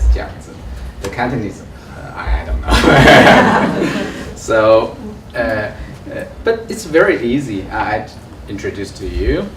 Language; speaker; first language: English; non-native, learner; Chinese